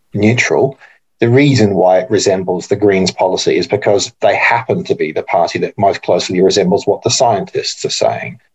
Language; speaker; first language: English; native; English